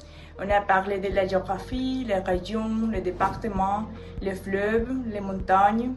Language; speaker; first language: French; non-native, learner; Spanish